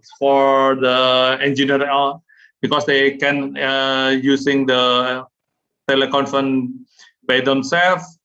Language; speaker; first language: English; non-native, learner; Indonesian